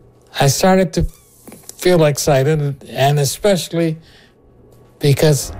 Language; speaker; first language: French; non-native, local second language; English